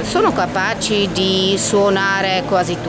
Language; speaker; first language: Italian; non-native, fluent; Czech